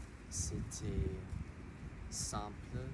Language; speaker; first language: French; non-native, learner; English